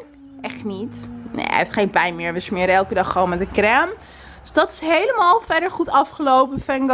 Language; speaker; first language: Dutch; native; Dutch